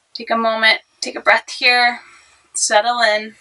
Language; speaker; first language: English; native; English